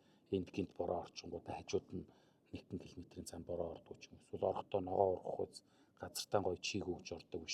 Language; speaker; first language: Mongolian; native; Mongolian